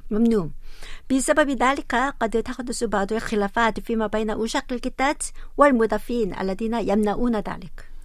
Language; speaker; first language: Arabic; non-native, fluent; Korean